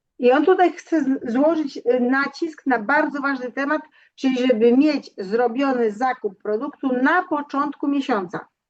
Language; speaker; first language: Polish; native; Polish